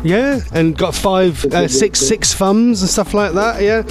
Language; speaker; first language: English; native; English